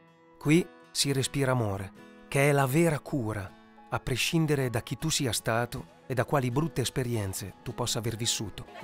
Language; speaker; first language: Italian; native; Italian